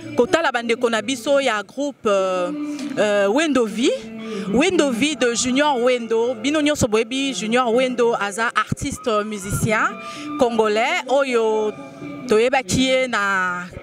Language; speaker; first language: Lingala; native; Lingala